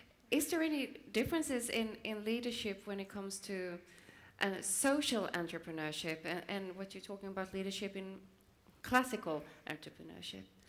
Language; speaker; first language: English; non-native, fluent; Swedish